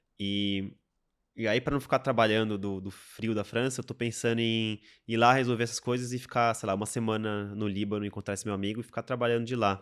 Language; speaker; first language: Portuguese; native; Portuguese